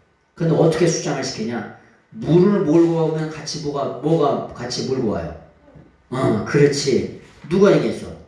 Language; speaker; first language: Korean; native; Korean